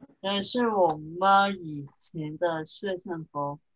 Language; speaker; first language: Chinese; early bilingual, heritage; English